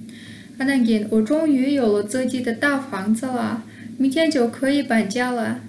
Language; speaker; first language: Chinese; non-native, fluent; Kyrgyz